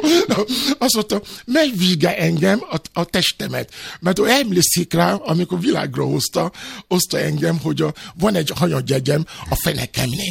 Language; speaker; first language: Hungarian; non-native, fluent; Yoruba